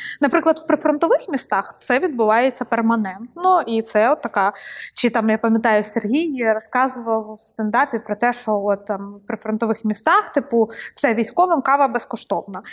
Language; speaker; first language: Ukrainian; non-native, local second language; Russian